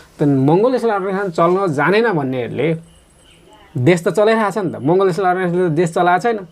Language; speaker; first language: Nepali; non-native, local second language; Limbu